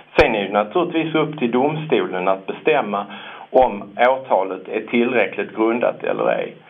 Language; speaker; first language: Swedish; native; Swedish